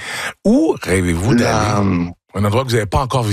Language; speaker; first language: French; native; French